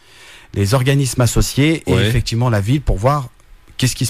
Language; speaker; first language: French; native; French